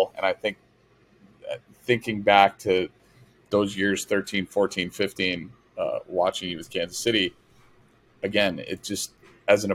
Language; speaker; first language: English; native; English